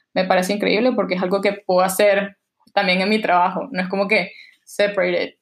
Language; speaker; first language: Spanish; native; Spanish